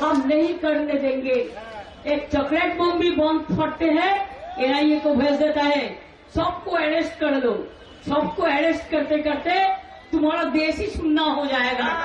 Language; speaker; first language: Hindi; non-native, local second language; Bangla